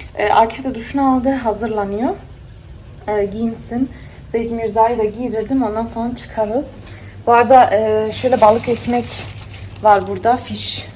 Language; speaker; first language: Turkish; early bilingual, heritage; Turkish